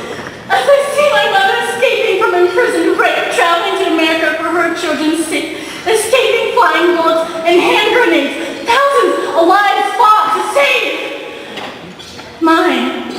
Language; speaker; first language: English; early bilingual, heritage; Vietnamese